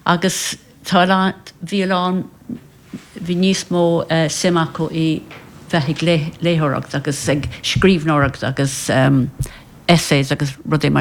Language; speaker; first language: Irish; non-native, local second language; English